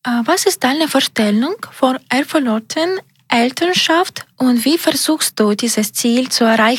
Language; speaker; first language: German; non-native, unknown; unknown